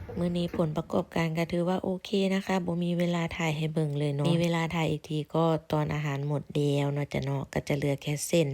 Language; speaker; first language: Thai; non-native, local second language; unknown